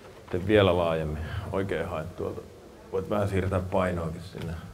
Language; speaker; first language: Finnish; native; Finnish